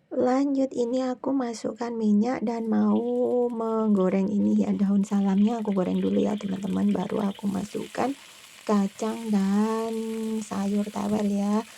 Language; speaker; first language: Indonesian; non-native, local second language; Javanese